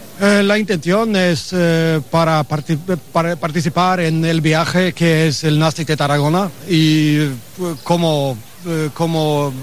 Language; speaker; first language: Spanish; non-native, learner; English